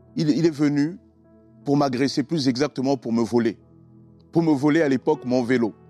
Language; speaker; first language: French; native; French